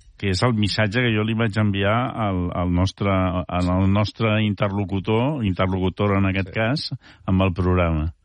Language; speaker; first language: Catalan; early bilingual, heritage; Catalan